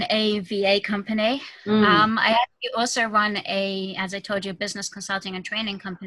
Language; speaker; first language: English; native; English